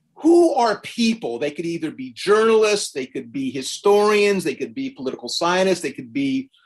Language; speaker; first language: English; native; English